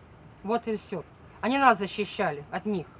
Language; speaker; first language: Russian; native; Russian